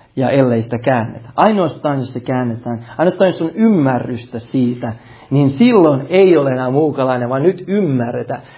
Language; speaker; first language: Finnish; early bilingual, heritage; Finnish